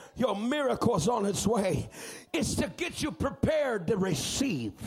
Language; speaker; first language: English; native; English